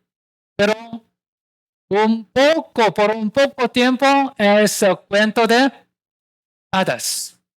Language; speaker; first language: Spanish; non-native, learner; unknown